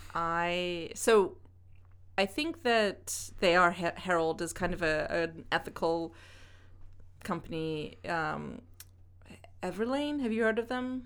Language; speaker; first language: English; native; English